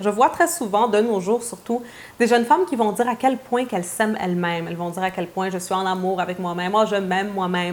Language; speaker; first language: French; native; French